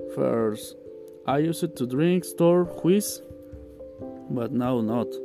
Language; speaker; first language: English; non-native, learner; Spanish